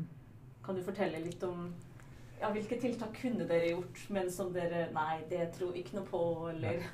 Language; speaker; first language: Norwegian; native; Norwegian